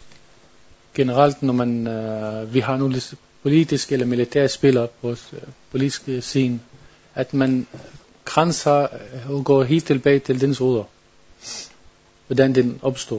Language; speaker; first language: Danish; non-native, learner; Arabic